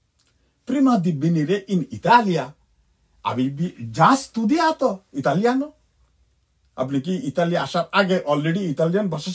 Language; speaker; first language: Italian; non-native, fluent; Bangla